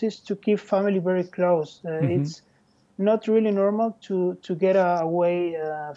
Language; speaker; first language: English; non-native, fluent; Spanish